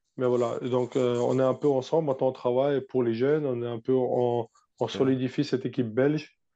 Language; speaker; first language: French; non-native, fluent; Russian